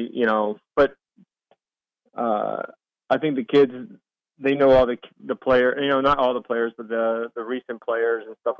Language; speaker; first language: English; native; English